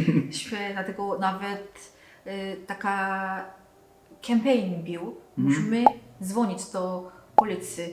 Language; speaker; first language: Polish; non-native, learner; Korean